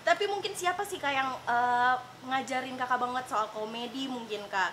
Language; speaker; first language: Indonesian; native; Indonesian